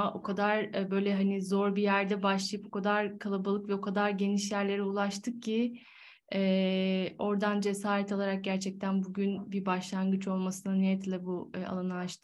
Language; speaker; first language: Turkish; native; Turkish